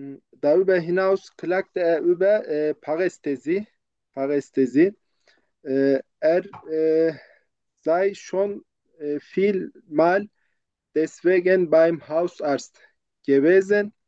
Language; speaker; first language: German; non-native, learner; Turkish